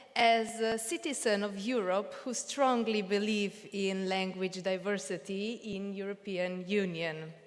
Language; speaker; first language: English; non-native, fluent; Slovenian